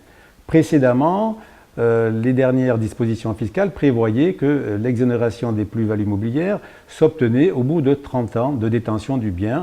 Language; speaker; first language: French; native; French